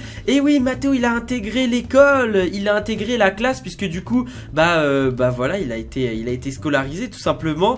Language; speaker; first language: French; native; French